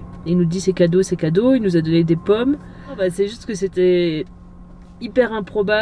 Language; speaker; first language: French; native; French